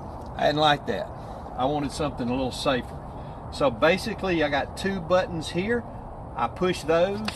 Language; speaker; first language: English; native; English